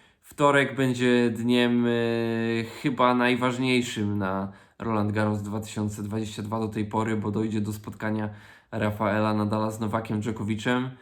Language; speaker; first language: Polish; native; Polish